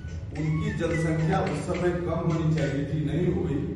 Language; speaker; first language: Hindi; native; Hindi